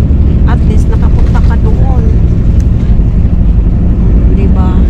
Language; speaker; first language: Filipino; non-native, local second language; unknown